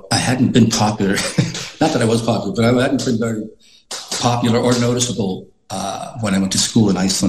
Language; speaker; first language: English; non-native, fluent; Icelandic